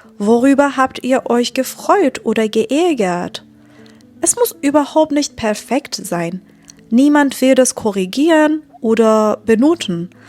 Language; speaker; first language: German; non-native, fluent; Persian